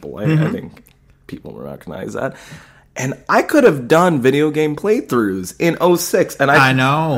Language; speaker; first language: English; native; English